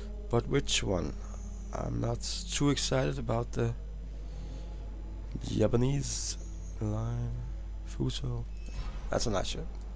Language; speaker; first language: English; non-native, fluent; Danish